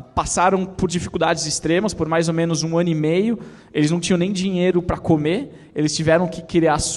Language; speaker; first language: Portuguese; native; Portuguese